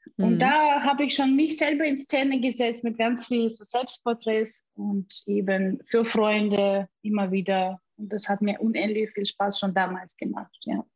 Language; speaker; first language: German; non-native, fluent; Russian